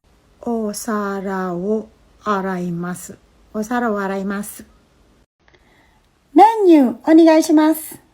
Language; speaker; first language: Japanese; non-native, fluent; Filipino